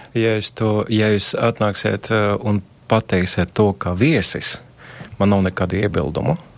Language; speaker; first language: Latvian; non-native, local second language; Russian